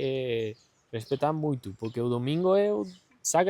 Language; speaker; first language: Portuguese; non-native, learner; Spanish